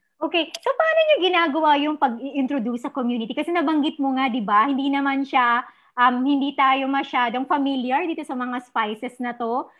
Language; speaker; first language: Filipino; native; Filipino